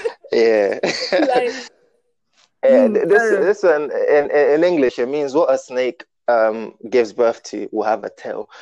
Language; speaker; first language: English; non-native, local second language; Igbo